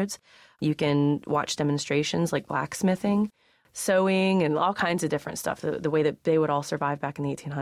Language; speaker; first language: English; native; English